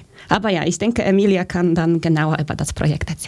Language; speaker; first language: German; early bilingual, other home language; Polish